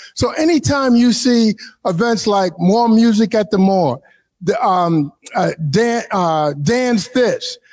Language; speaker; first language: English; native; English